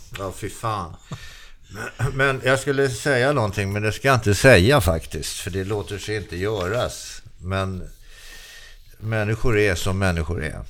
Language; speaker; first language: Swedish; native; Swedish